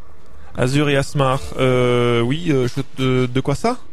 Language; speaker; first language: French; native; French